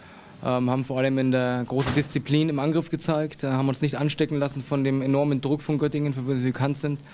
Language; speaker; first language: German; native; German